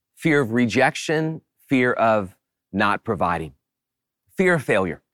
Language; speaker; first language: English; native; English